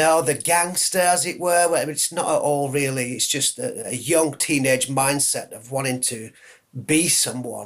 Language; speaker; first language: English; native; English